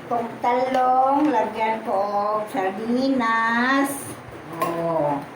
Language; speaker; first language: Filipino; non-native, local second language; Cebuano